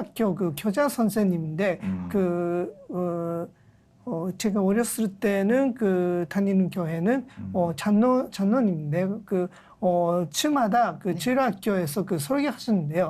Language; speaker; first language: Korean; non-native, learner; Japanese